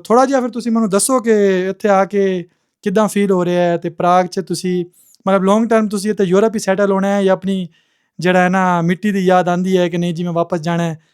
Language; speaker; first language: Urdu; native; Urdu